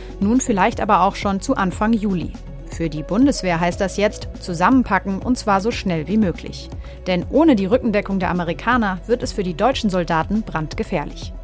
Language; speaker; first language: German; native; German